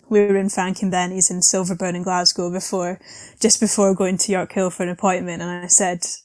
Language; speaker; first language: English; native; English